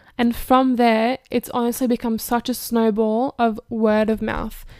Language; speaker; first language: English; early bilingual, other home language; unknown